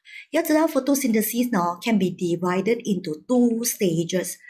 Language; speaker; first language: English; non-native, local second language; Chinese